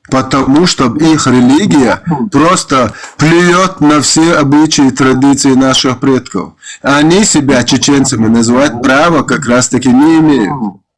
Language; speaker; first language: Russian; non-native, local second language; Chechen